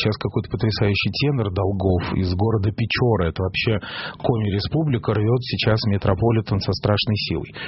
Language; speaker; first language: Russian; native; Russian